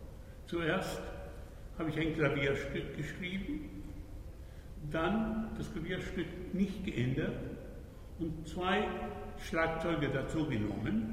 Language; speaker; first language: German; non-native, fluent; Hungarian